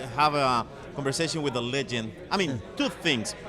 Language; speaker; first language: English; non-native, fluent; Spanish